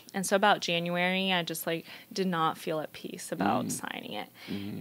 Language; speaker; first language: English; native; English